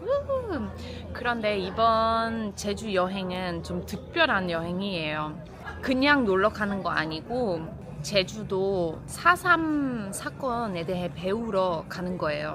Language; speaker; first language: Korean; non-native, fluent; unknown